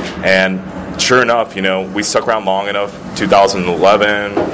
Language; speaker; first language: English; early bilingual, other home language; Spanish